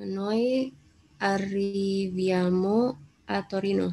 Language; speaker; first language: Italian; non-native, learner; Indonesian